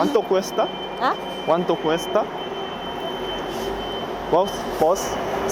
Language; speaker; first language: Spanish; non-native, learner; Korean